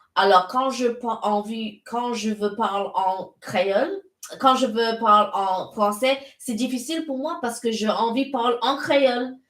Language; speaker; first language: French; non-native, learner; English